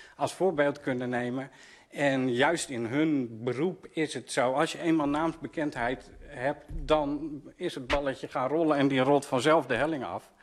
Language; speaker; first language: Dutch; native; Dutch